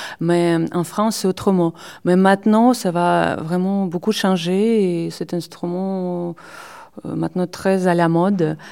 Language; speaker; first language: French; non-native, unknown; Russian